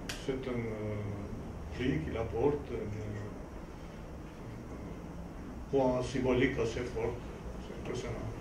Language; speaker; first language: French; non-native, fluent; Albanian